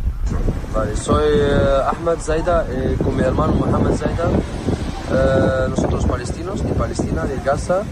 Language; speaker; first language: Spanish; non-native, learner; Arabic